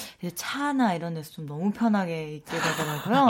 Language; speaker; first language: Korean; native; Korean